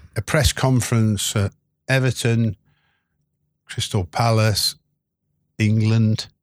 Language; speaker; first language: English; native; English